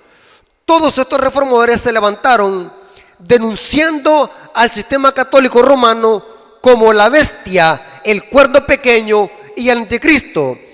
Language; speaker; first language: Spanish; native; Spanish